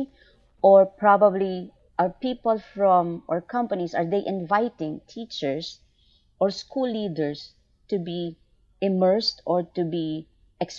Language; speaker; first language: English; non-native, local second language; Filipino